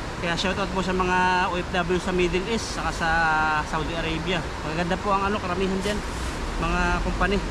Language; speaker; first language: Filipino; native; Filipino